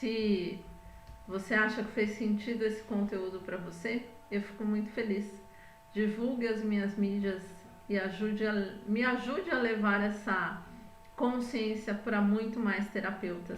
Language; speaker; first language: Portuguese; native; Portuguese